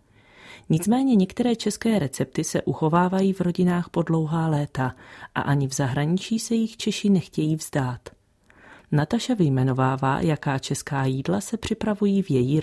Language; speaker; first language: Czech; native; Czech